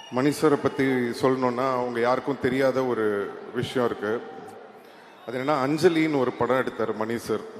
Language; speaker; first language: Tamil; native; Tamil